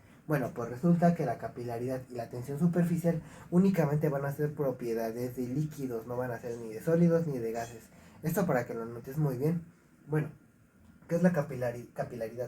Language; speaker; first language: Spanish; native; Spanish